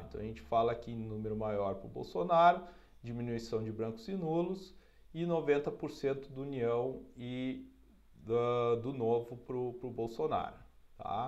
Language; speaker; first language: Portuguese; native; Portuguese